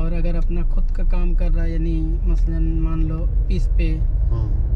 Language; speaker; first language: Hindi; native; Hindi